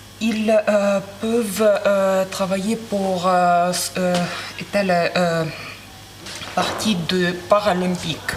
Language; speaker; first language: French; non-native, learner; Ukrainian